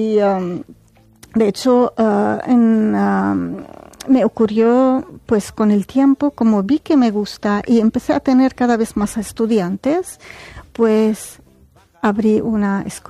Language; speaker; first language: Spanish; non-native, fluent; Arabic